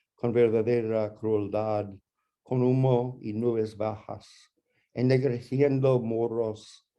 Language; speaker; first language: Spanish; non-native, fluent; English